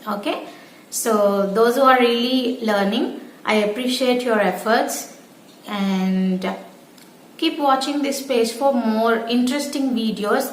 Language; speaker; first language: English; non-native, local second language; Telugu